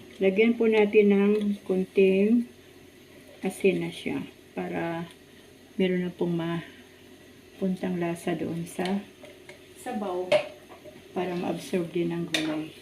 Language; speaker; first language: Filipino; native; Filipino